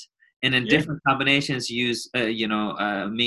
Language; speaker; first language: English; non-native, fluent; Chinese